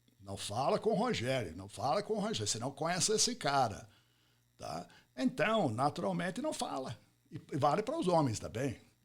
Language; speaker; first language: Portuguese; non-native, fluent; English